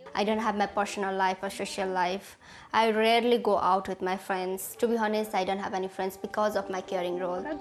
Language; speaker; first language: English; non-native, local second language; Nepali